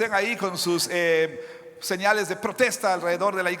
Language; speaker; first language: Spanish; non-native, fluent; English